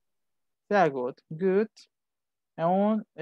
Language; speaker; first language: German; non-native, fluent; Spanish